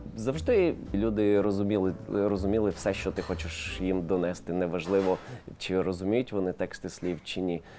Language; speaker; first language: Ukrainian; non-native, local second language; Russian